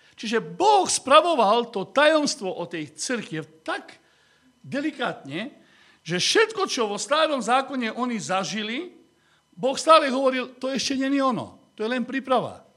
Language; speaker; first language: Slovak; non-native, local second language; Hungarian